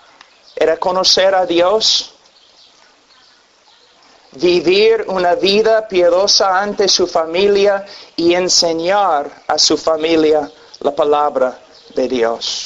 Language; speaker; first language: Spanish; non-native, fluent; English